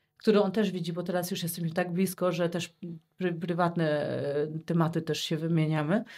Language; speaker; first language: Polish; early bilingual, heritage; Polish